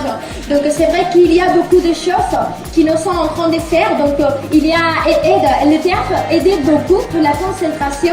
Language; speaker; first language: French; non-native, fluent; Spanish